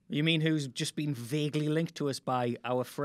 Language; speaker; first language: English; native; English